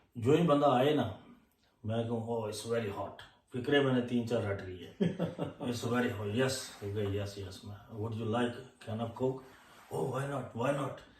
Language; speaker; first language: Urdu; non-native, local second language; Punjabi